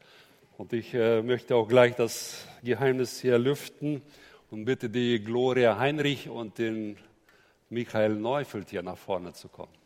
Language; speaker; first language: German; native; German